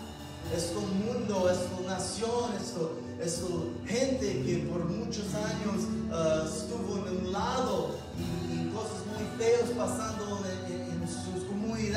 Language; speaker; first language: Spanish; non-native, learner; English